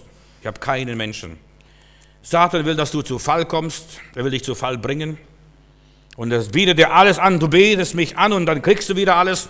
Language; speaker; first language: German; native; German